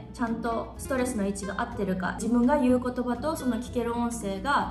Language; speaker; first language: Japanese; native; Japanese